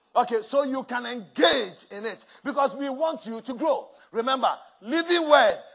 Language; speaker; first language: English; non-native, local second language; Akan